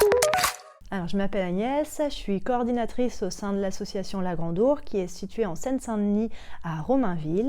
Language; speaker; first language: French; native; French